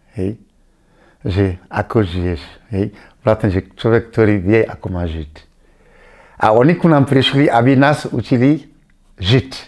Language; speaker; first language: Slovak; non-native, fluent; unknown